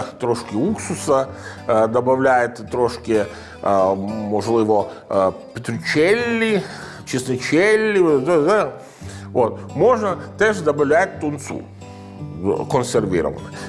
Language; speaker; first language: Ukrainian; non-native, learner; Italian